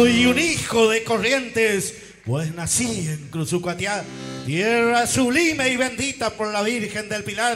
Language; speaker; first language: Spanish; native; Spanish